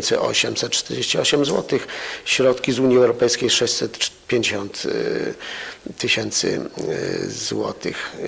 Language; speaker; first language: Polish; native; Polish